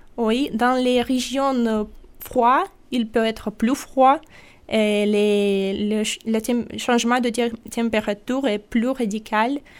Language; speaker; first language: French; non-native, fluent; Russian